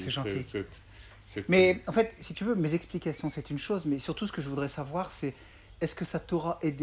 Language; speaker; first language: French; native; French